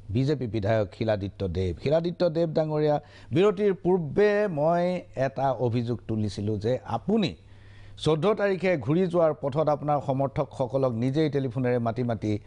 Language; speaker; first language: Assamese; native; Assamese